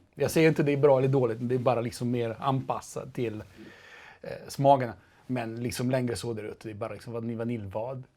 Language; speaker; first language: Swedish; non-native, fluent; Italian